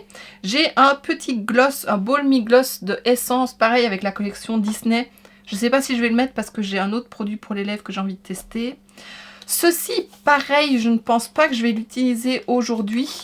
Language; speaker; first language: French; native; French